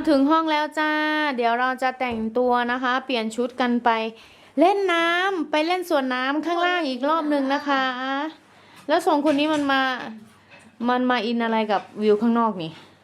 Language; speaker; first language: Thai; native; Thai